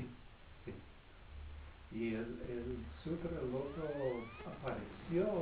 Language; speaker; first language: Spanish; non-native, fluent; English